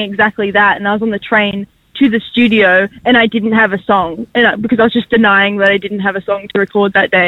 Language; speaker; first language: English; native; English